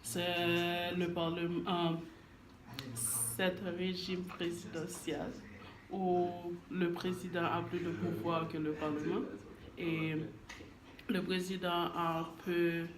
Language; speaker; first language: French; non-native, learner; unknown